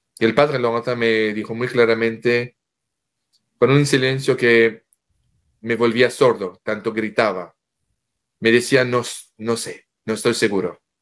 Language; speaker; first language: Spanish; non-native, fluent; French